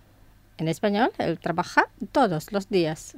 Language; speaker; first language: Spanish; non-native, fluent; Indonesian